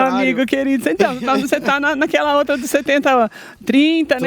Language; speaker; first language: Portuguese; native; Portuguese